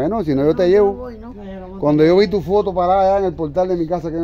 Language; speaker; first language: Spanish; native; Spanish